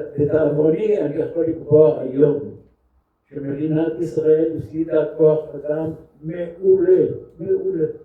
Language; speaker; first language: Hebrew; early bilingual, other home language; French